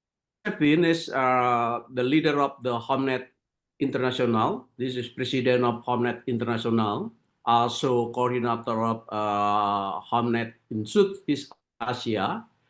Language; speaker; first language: English; non-native, learner; Indonesian